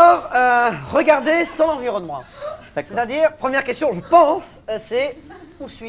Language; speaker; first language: French; native; French